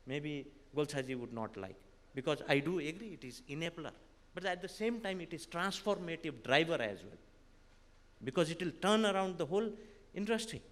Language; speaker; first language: English; non-native, local second language; Nepali